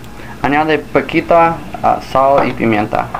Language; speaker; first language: Spanish; non-native, learner; English